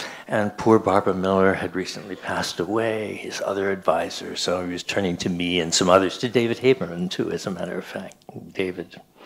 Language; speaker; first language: English; native; English